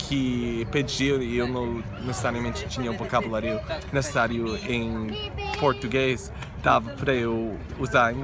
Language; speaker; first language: Portuguese; non-native, fluent; English